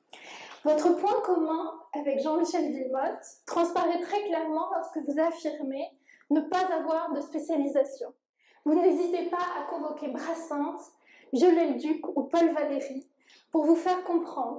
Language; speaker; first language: French; native; French